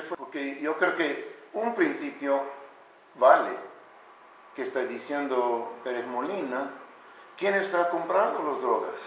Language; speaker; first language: Spanish; non-native, learner; English